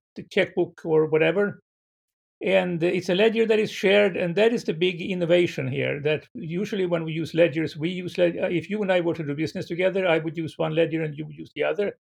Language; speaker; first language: English; non-native, fluent; Swedish